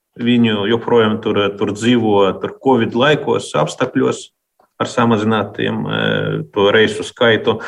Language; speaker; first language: Latvian; non-native, local second language; Russian